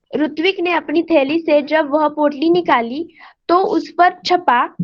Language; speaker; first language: Hindi; non-native, local second language; Marathi